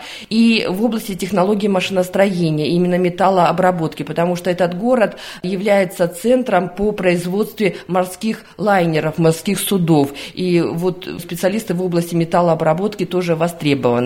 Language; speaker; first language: Russian; native; Russian